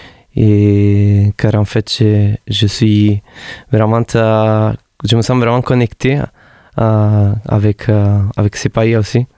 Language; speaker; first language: French; non-native, fluent; Italian